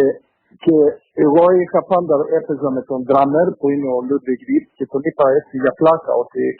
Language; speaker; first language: Greek; early bilingual, heritage; Greek